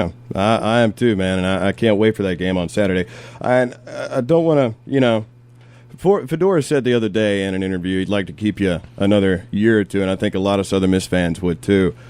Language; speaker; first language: English; native; English